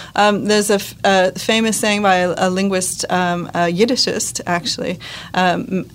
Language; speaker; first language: English; native; English